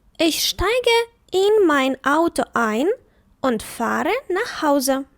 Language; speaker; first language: German; non-native, fluent; Ukrainian